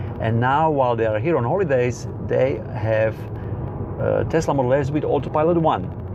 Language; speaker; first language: English; non-native, fluent; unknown